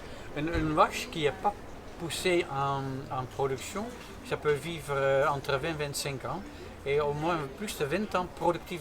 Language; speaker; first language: French; non-native, fluent; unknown